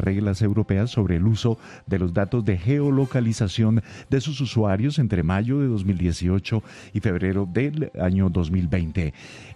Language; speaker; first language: Spanish; native; Spanish